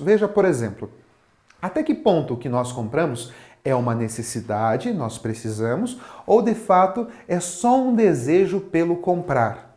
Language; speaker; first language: Portuguese; native; Portuguese